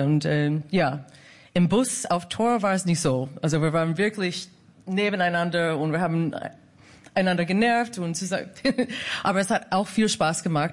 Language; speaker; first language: German; non-native, fluent; English